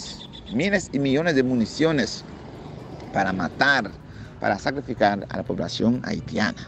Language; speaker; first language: Spanish; non-native, fluent; Haitian Creole